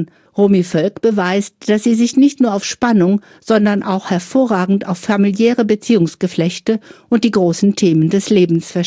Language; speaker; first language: German; native; German